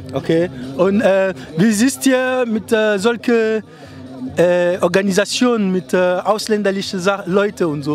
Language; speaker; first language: German; non-native, learner; French